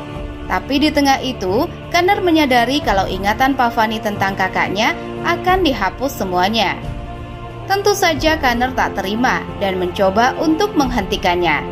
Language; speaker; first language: Indonesian; native; Indonesian